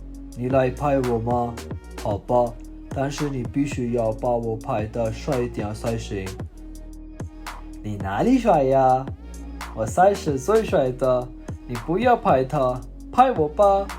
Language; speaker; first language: Chinese; non-native, fluent; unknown